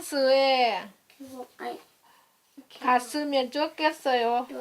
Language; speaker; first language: Korean; non-native, learner; Vietnamese